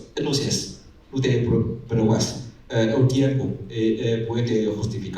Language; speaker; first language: Spanish; non-native, learner; Chinese